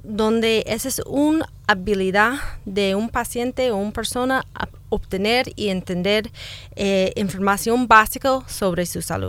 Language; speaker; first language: Spanish; non-native, fluent; English